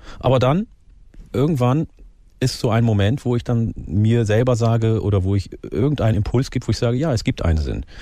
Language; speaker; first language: German; early bilingual, other home language; Oromo